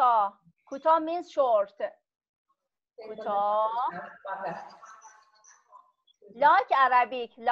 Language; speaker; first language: English; non-native, learner; Persian